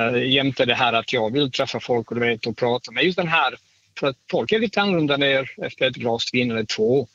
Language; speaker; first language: Swedish; non-native, fluent; Bosnian